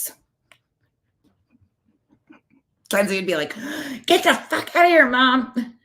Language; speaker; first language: English; native; English